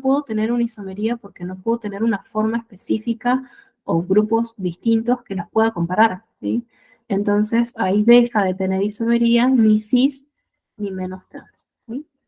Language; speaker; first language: Spanish; native; Spanish